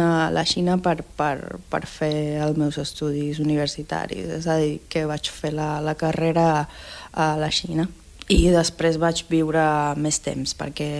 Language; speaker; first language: Catalan; non-native, fluent; Spanish